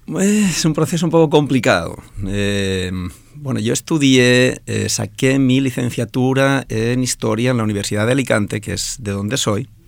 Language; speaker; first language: Spanish; non-native, local second language; Catalan